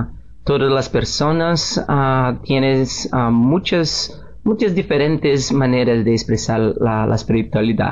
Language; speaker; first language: Spanish; non-native, learner; Portuguese